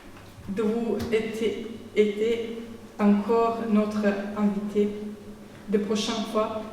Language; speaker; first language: French; non-native, fluent; Serbian